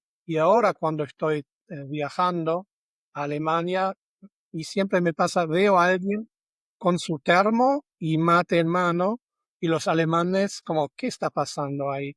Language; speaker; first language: Spanish; non-native, fluent; German